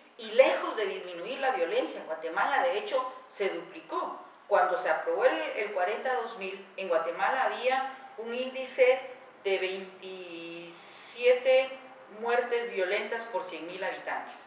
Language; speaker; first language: Spanish; native; Spanish